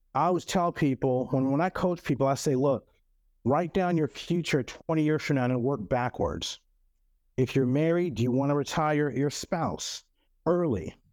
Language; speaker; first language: English; non-native, local second language; French